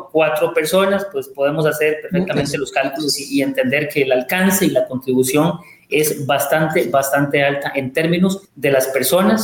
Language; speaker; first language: Spanish; native; Spanish